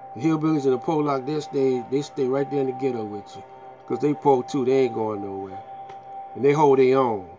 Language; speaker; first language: English; native; English